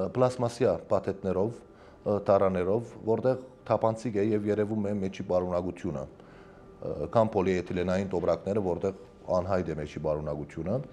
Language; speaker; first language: Armenian; early bilingual, heritage; Armenian